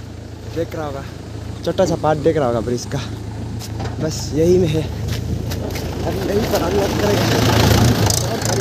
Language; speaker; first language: Hindi; non-native, local second language; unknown